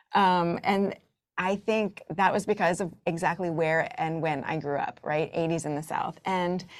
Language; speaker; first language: English; native; English